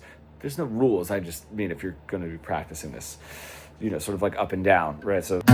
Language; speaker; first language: English; native; English